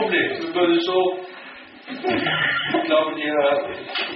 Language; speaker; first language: German; non-native, learner; Slovenian